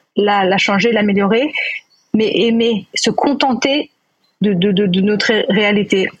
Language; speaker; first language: French; native; French